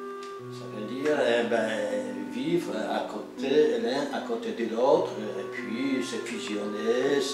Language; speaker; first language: French; non-native, fluent; Polish